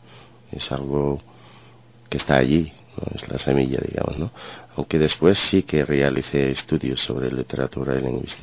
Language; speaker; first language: Spanish; non-native, fluent; Arabic